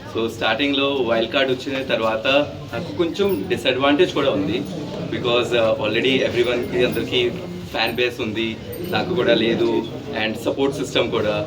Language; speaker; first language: Telugu; non-native, learner; Hindi